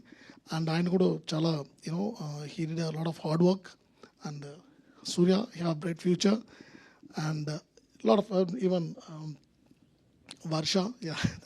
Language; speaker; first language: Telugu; non-native, local second language; Tamil